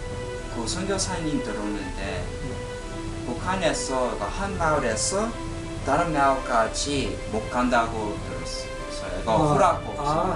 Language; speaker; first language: Korean; non-native, local second language; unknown